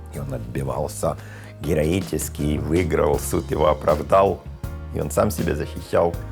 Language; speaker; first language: Russian; non-native, fluent; English